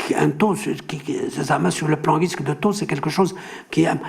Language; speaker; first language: French; non-native, local second language; Arabic